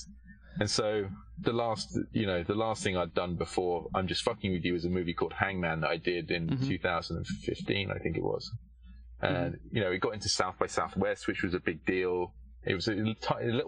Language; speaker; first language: English; native; English